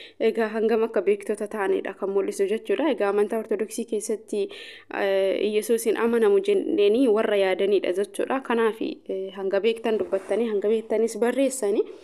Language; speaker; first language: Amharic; non-native, local second language; Oromo